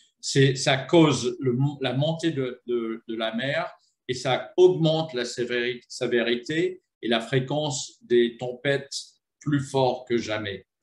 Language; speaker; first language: French; non-native, fluent; English